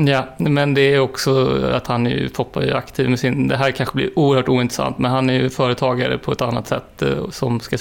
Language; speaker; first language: Swedish; native; Swedish